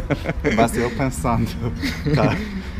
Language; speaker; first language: Portuguese; non-native, learner; English